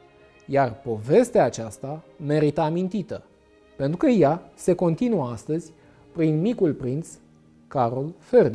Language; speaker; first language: Romanian; native; Romanian